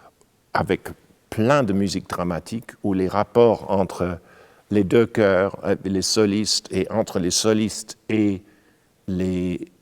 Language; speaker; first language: French; non-native, fluent; English